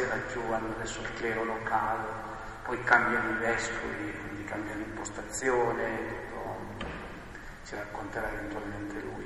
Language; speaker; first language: Italian; native; Italian